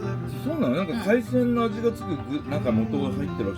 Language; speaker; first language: Japanese; native; Japanese